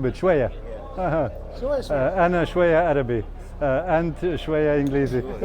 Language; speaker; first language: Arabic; non-native, learner; Latvian